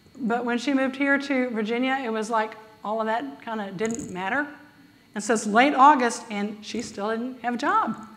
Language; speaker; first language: English; native; English